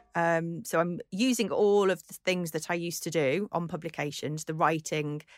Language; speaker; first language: English; native; English